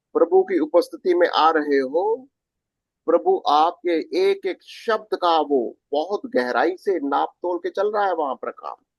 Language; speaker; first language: Hindi; native; Hindi